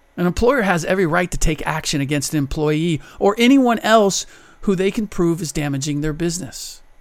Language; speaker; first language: English; early bilingual, other home language; German